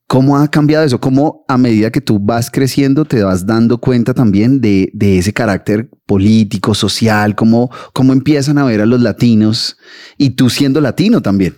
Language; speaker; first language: Spanish; native; Spanish